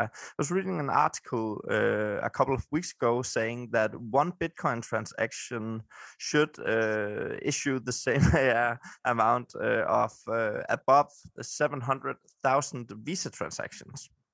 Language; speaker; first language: English; non-native, fluent; Danish